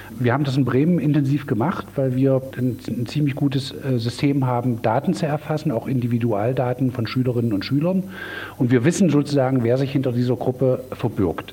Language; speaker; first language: German; native; German